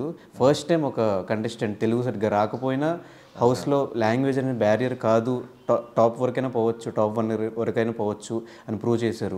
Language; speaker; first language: Telugu; native; Telugu